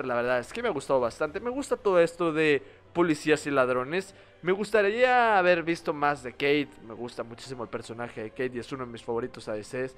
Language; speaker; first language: Spanish; native; Spanish